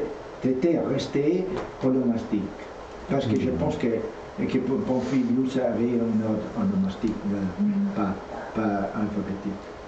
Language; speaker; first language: French; non-native, learner; Italian